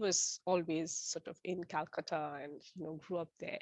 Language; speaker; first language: English; non-native, local second language; Bangla